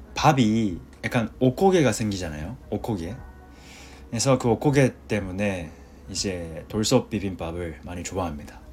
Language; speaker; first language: Korean; non-native, fluent; Japanese